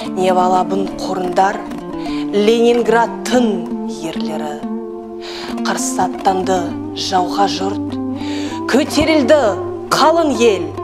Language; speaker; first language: Kazakh; non-native, local second language; Russian